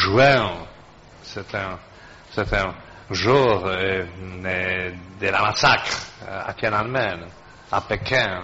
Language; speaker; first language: French; non-native, fluent; Polish